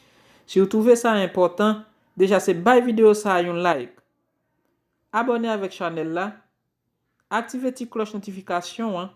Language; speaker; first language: French; non-native, local second language; Haitian Creole